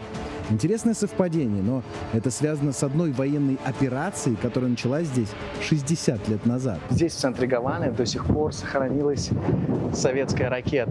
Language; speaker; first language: Russian; native; Russian